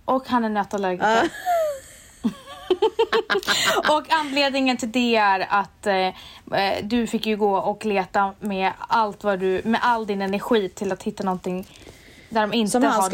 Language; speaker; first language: Swedish; native; Swedish